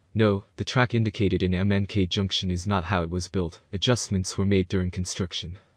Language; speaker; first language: English; native; English